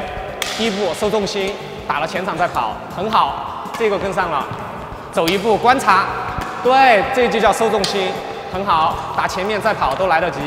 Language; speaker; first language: Chinese; native; Chinese